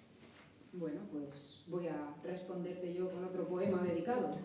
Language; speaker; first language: Spanish; native; Spanish